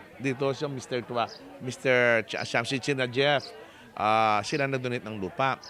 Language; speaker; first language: Filipino; non-native, local second language; Pampanga